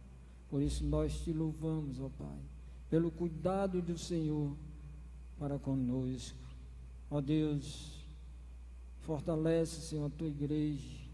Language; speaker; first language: Portuguese; native; Portuguese